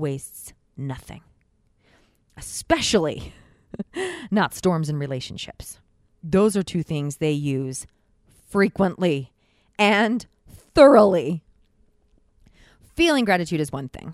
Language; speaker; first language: English; native; English